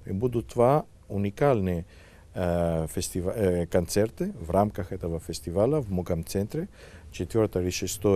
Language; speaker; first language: Russian; non-native, fluent; Greek